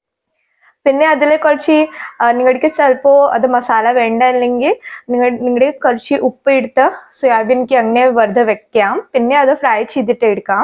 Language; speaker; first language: Malayalam; non-native, fluent; Hindi